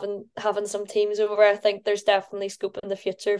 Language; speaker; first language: English; native; English